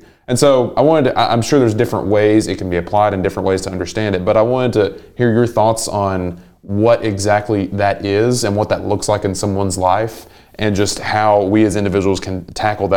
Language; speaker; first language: English; native; English